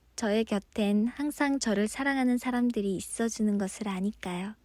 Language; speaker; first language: Korean; early bilingual, other home language; Mongolian